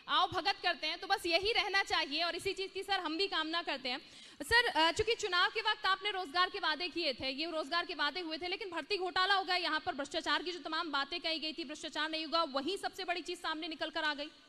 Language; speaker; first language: Hindi; native; Hindi